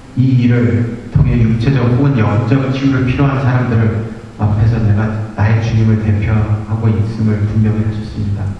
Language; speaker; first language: Korean; early bilingual, heritage; Korean